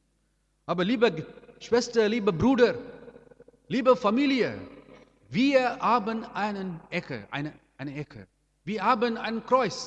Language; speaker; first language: German; non-native, learner; Amharic